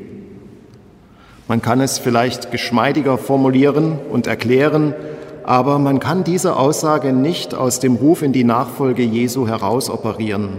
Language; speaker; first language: German; native; German